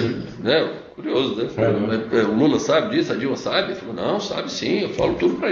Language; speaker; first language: Portuguese; native; Portuguese